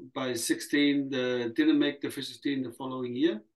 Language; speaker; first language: English; early bilingual, other home language; Samoan